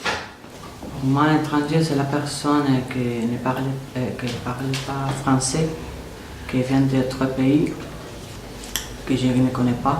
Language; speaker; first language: French; non-native, learner; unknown